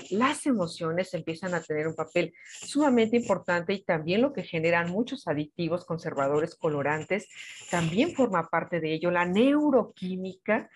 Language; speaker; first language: Spanish; native; Spanish